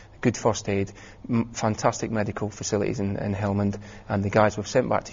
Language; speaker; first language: English; native; English